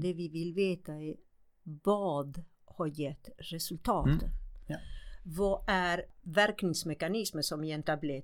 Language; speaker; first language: Swedish; non-native, fluent; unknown